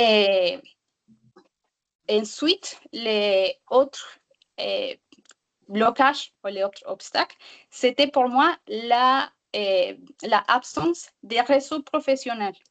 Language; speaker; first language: French; non-native, learner; Spanish